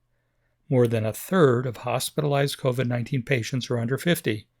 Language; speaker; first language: English; native; English